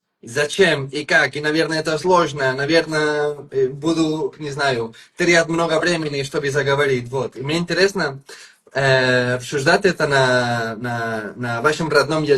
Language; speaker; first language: Russian; non-native, fluent; Catalan